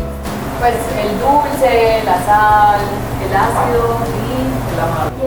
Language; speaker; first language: Spanish; native; Spanish